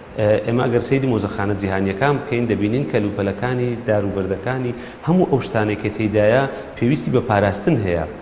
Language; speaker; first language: Central Kurdish; native; Central Kurdish